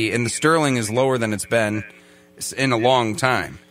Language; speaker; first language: English; native; English